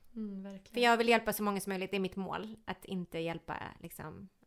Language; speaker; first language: Swedish; early bilingual, other home language; Ukrainian